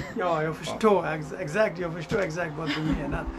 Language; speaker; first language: Swedish; non-native, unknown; Nepali